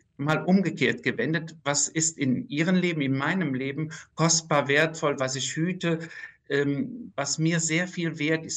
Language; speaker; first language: German; native; German